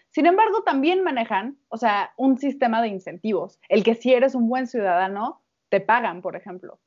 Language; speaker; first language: Spanish; native; Spanish